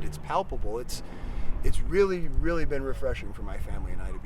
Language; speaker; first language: English; native; English